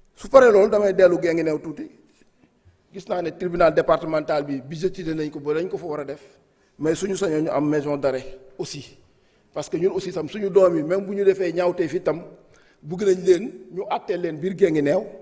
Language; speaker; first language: Wolof; non-native, local second language; Fula